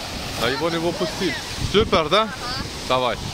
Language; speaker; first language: Russian; non-native, learner; Turkish